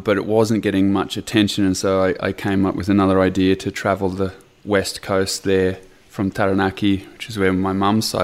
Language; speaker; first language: English; native; English